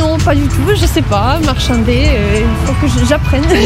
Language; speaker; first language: French; non-native, fluent; Russian